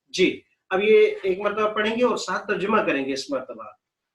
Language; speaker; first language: Urdu; native; Urdu